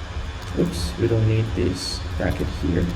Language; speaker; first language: English; non-native, fluent; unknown